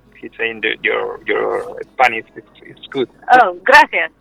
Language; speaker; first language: English; non-native, learner; Spanish